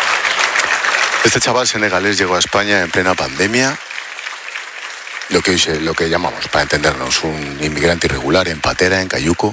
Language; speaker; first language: Spanish; native; Spanish